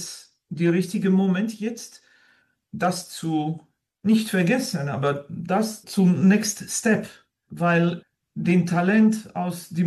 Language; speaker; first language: German; non-native, learner; French